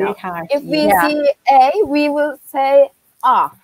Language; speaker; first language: English; non-native, fluent; Turkish